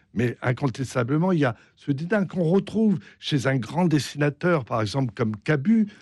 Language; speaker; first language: French; native; French